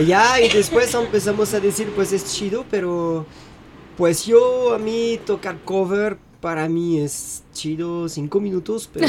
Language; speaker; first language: Spanish; non-native, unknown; French